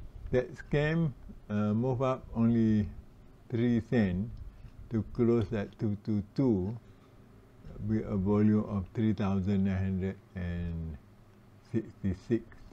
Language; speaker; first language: English; non-native, local second language; Malay